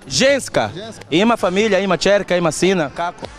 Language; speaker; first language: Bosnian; non-native, learner; Portuguese